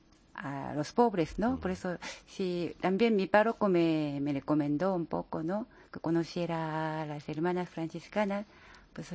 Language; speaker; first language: Spanish; non-native, learner; Korean